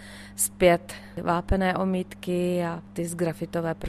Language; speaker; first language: Czech; native; Czech